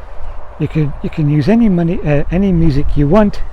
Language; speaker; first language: English; native; English